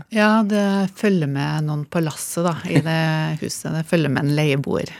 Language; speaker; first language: Norwegian; native; Norwegian